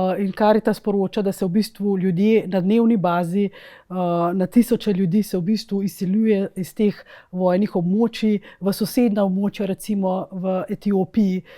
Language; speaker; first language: Slovenian; native; Slovenian